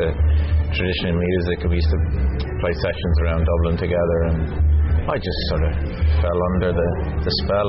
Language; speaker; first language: English; native; English